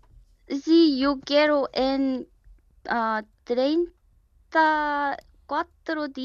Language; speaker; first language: Spanish; non-native, learner; Korean